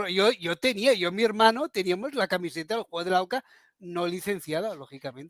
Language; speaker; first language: Spanish; native; Spanish